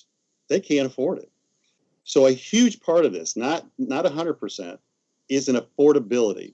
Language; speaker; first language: English; native; English